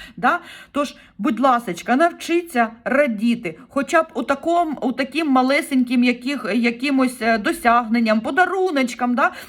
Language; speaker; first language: Ukrainian; non-native, local second language; Russian